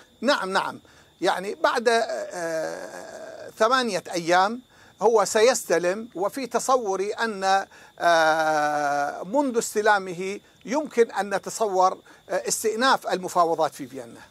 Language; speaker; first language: Arabic; non-native, fluent; Persian